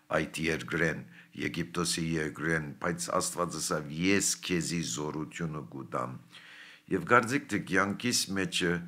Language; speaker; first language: Armenian; early bilingual, heritage; Armenian